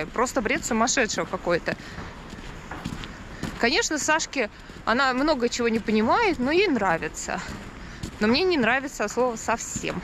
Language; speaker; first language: Russian; native; Russian